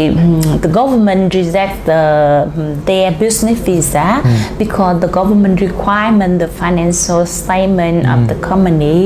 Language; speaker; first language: English; non-native, learner; Vietnamese